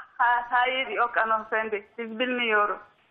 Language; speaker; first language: Turkish; non-native, learner; Russian